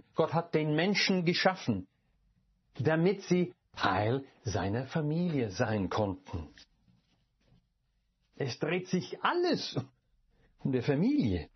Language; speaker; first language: German; non-native, fluent; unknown